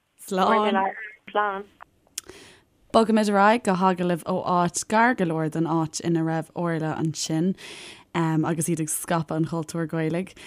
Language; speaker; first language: Irish; native; Irish